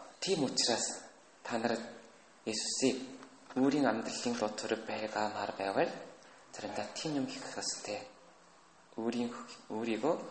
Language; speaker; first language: Mongolian; non-native, fluent; Korean